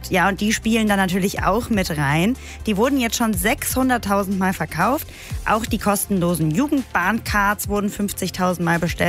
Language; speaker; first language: German; native; German